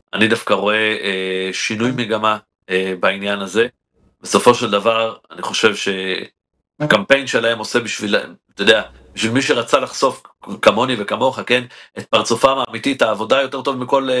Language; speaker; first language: Hebrew; native; Hebrew